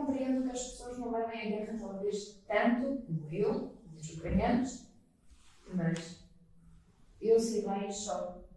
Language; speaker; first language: Portuguese; non-native, fluent; Russian